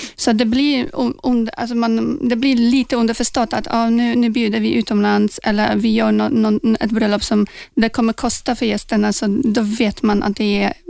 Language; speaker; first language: Swedish; non-native, fluent; Polish